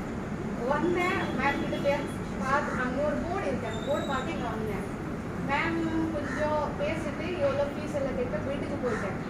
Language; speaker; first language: Tamil; non-native, learner; Bangla